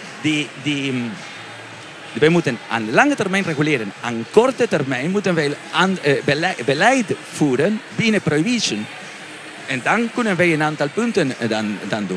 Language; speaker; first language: Dutch; non-native, fluent; Spanish